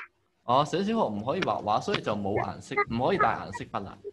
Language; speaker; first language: Cantonese; native; Cantonese